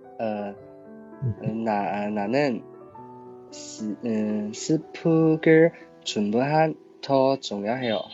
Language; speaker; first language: Korean; non-native, learner; Chinese